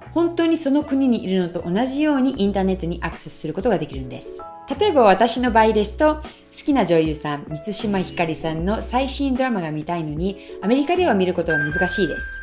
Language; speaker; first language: Japanese; non-native, fluent; English